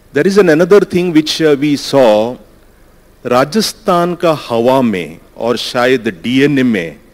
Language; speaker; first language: Hindi; non-native, learner; Kannada